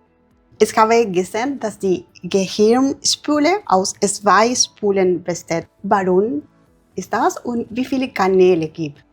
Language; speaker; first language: German; non-native, learner; Spanish